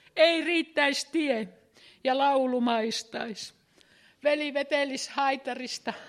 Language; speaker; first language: Finnish; native; Finnish